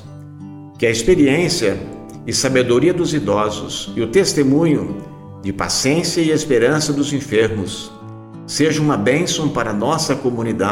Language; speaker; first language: Portuguese; native; Portuguese